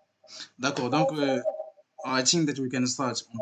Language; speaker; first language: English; non-native, learner; French